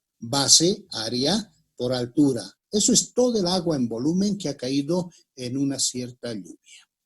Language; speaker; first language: Spanish; native; Spanish